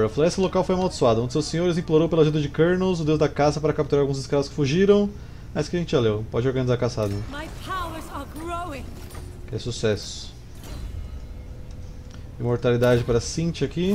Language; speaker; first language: Portuguese; native; Portuguese